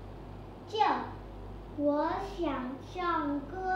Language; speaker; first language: Chinese; non-native, learner; Vietnamese